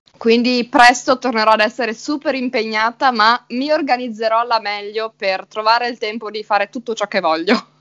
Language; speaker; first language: Italian; native; Italian